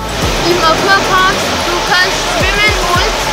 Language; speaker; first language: German; non-native, learner; Turkish